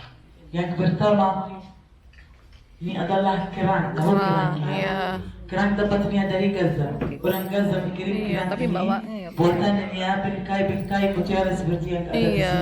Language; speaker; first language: Indonesian; non-native, fluent; Arabic